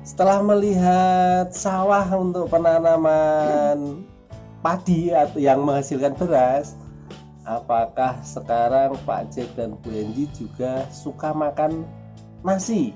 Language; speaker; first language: Indonesian; native; Indonesian